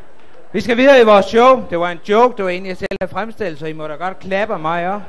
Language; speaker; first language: Danish; native; Danish